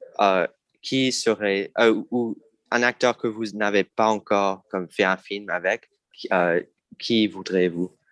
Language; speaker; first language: French; non-native, fluent; English